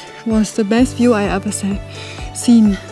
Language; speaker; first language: English; non-native, learner; German